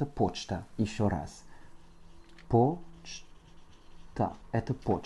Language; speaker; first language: Russian; non-native, fluent; French